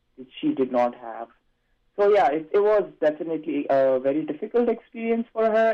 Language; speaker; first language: English; non-native, local second language; Punjabi